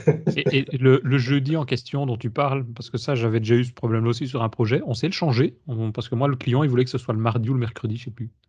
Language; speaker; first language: French; native; French